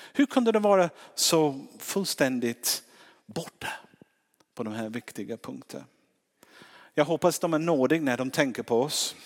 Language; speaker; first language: Swedish; non-native, fluent; English